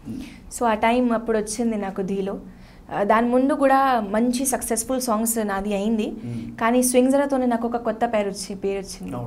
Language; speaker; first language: Telugu; non-native, learner; Hindi